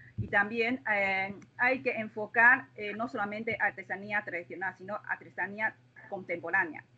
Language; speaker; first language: Spanish; non-native, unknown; Chinese